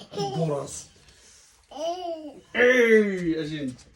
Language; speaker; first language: Arabic; native; Arabic